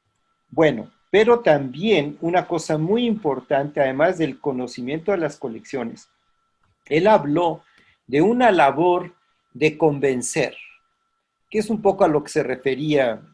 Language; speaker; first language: Spanish; native; Spanish